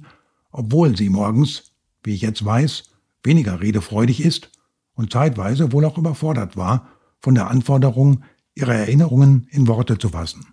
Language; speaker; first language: German; native; German